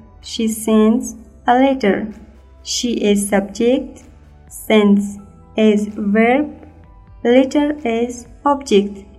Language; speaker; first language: English; non-native, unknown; Persian